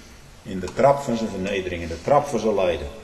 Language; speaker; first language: Dutch; native; Dutch